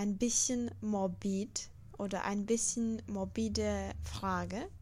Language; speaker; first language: German; non-native, fluent; Czech